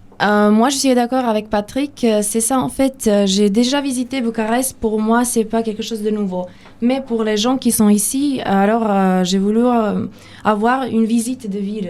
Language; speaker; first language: French; non-native, fluent; Serbian